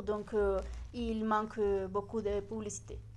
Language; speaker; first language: French; non-native, fluent; Spanish